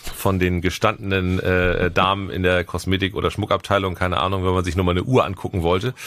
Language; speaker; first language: German; native; German